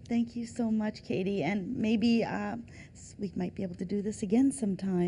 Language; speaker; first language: English; native; English